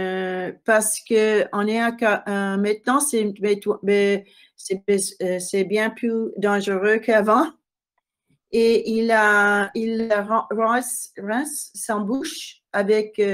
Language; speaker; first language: French; non-native, learner; English